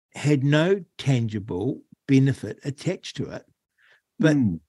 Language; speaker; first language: English; native; English